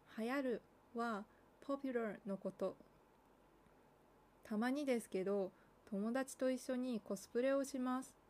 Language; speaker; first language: Japanese; native; Japanese